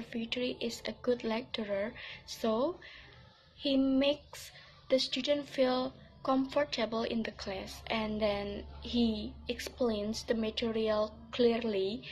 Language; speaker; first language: English; non-native, learner; Indonesian